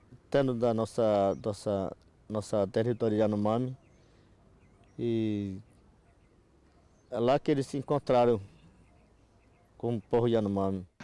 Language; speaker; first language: Portuguese; non-native, local second language; Yanomámi